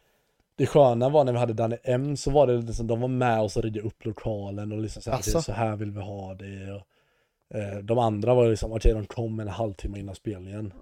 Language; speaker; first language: Swedish; native; Swedish